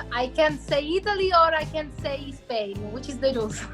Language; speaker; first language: English; non-native, fluent; Italian